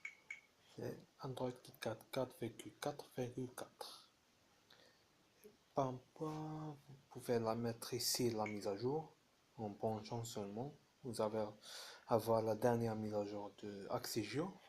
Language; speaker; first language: French; non-native, fluent; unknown